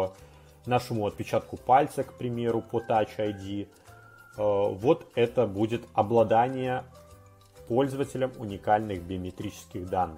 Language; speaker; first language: Russian; native; Russian